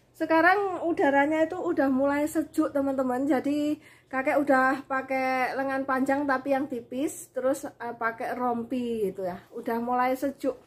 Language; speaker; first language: Indonesian; non-native, local second language; Javanese